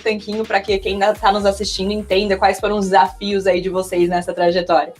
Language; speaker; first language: Portuguese; native; Portuguese